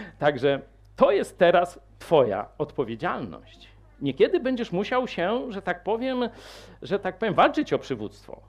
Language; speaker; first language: Polish; native; Polish